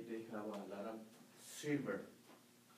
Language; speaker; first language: English; non-native, learner; Spanish